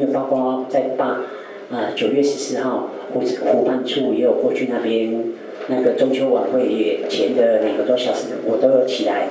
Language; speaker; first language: Chinese; native; Chinese